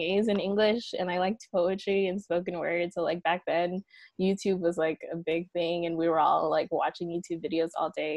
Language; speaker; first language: English; native; English